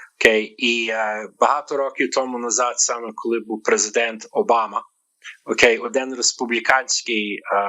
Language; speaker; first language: Ukrainian; early bilingual, heritage; Ukrainian